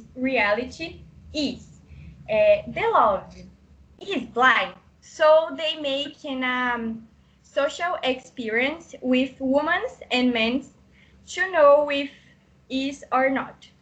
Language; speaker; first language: English; non-native, learner; Portuguese